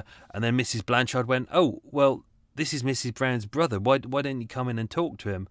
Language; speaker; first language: English; native; English